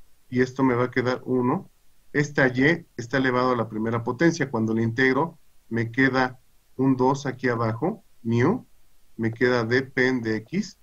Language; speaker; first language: Spanish; native; Spanish